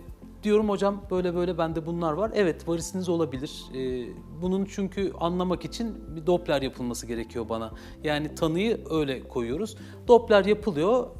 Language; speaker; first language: Turkish; native; Turkish